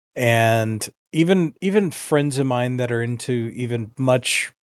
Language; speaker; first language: English; native; English